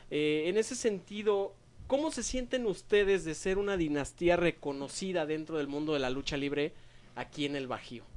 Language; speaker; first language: Spanish; native; Spanish